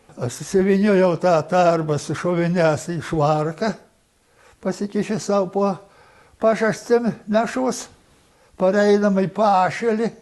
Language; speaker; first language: Lithuanian; native; Lithuanian